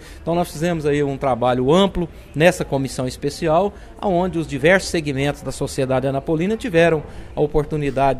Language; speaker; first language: Portuguese; native; Portuguese